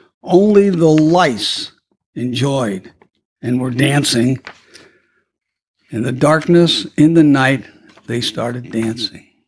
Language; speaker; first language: English; native; English